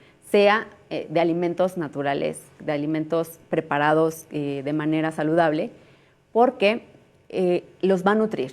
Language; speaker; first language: Spanish; native; Spanish